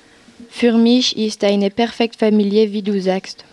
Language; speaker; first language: German; non-native, learner; French